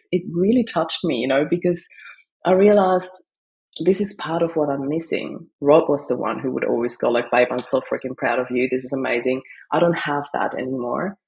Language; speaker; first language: English; non-native, fluent; German